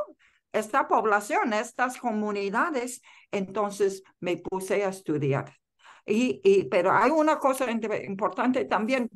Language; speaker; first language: Spanish; non-native, fluent; Chinese